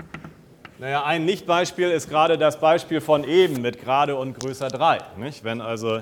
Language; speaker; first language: German; native; German